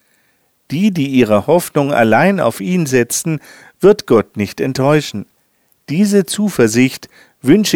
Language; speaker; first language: German; native; German